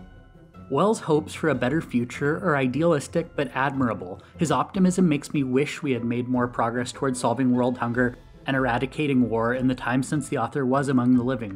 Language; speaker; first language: English; native; English